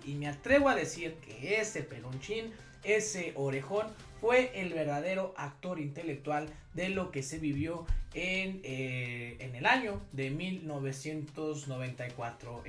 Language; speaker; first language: Spanish; native; Spanish